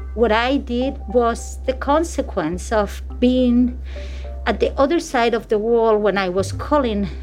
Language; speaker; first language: English; non-native, fluent; Spanish